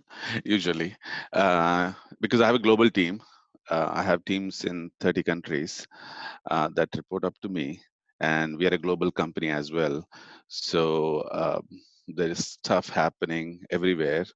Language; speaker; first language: English; non-native, local second language; Tamil